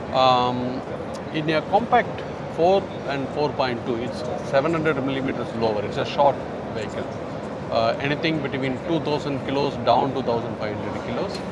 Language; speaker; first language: English; non-native, local second language; Tamil